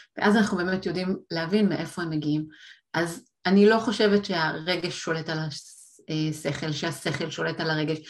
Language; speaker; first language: Hebrew; native; Hebrew